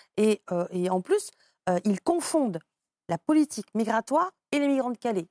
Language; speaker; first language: French; native; French